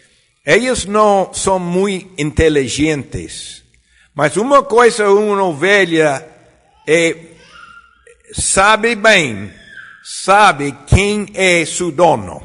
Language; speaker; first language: Portuguese; non-native, fluent; Spanish